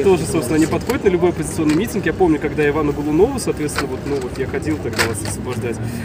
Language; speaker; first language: Russian; native; Russian